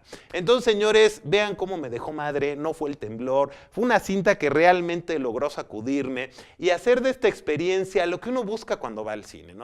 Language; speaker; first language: Spanish; native; Spanish